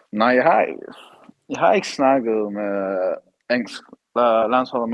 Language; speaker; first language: Danish; early bilingual, heritage; English